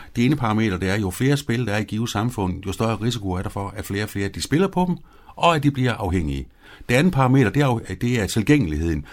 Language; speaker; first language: Danish; native; Danish